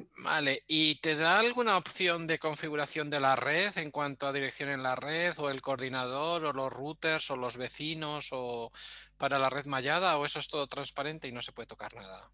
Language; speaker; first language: Spanish; native; Spanish